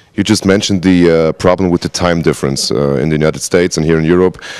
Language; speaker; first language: English; non-native, fluent; German